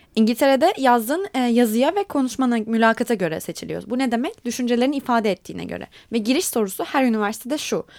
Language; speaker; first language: Turkish; native; Turkish